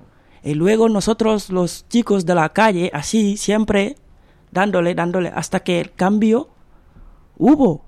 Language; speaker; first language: Spanish; non-native, fluent; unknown